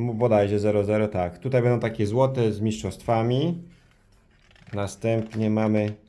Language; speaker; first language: Polish; early bilingual, heritage; Polish